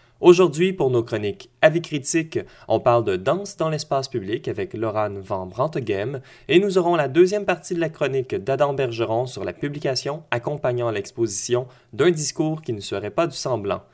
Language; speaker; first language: French; native; French